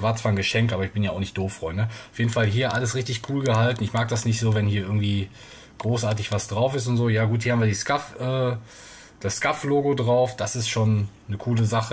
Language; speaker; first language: German; native; German